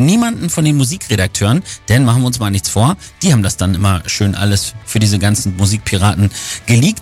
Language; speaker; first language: German; native; German